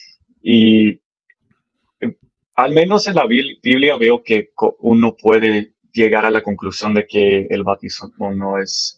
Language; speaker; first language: Spanish; early bilingual, heritage; English